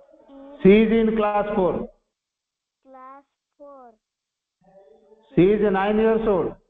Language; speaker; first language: English; non-native, local second language; Odia